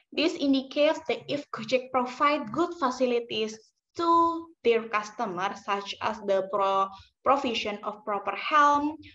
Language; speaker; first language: English; non-native, learner; Indonesian